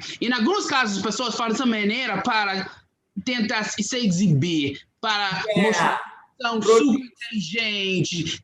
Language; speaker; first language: Portuguese; non-native, fluent; English